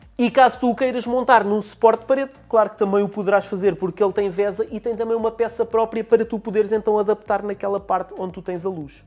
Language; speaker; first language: Portuguese; native; Portuguese